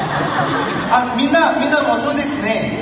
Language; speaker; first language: Japanese; non-native, learner; Korean